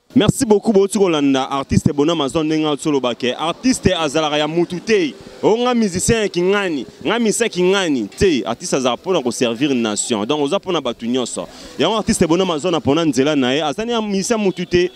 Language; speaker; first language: Lingala; native; Lingala